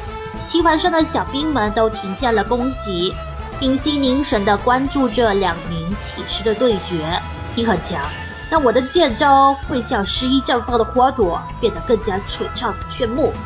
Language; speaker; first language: Chinese; native; Chinese